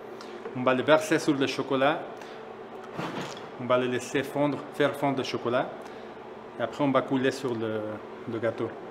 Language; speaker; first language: French; non-native, fluent; Spanish